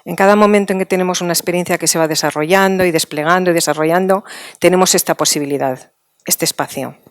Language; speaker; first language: Spanish; native; Spanish